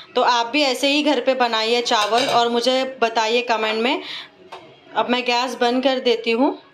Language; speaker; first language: Hindi; native; Hindi